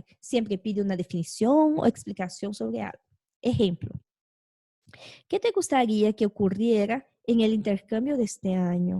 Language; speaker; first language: Spanish; non-native, fluent; Portuguese